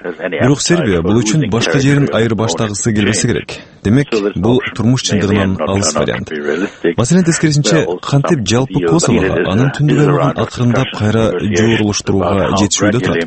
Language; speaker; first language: Kyrgyz; native; Kyrgyz